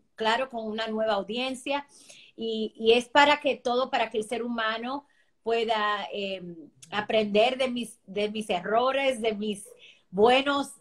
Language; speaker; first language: Spanish; early bilingual, heritage; Spanish